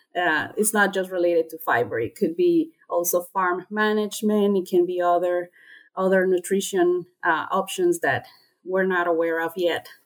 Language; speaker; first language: English; non-native, fluent; Spanish